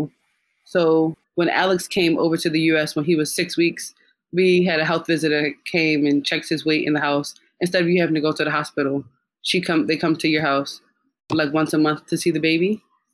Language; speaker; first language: English; native; English